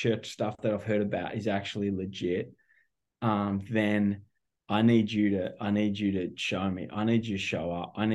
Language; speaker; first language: English; native; English